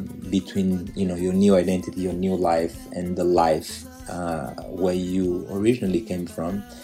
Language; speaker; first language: English; non-native, fluent; Portuguese